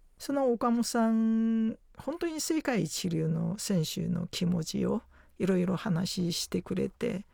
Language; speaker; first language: Japanese; non-native, fluent; Chinese